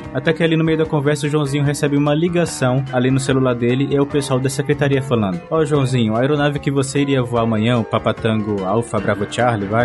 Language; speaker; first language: Portuguese; native; Portuguese